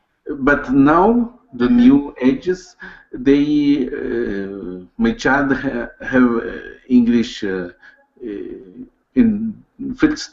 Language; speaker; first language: English; non-native, learner; Spanish